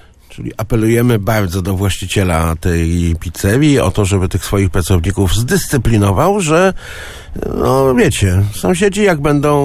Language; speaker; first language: Polish; native; Polish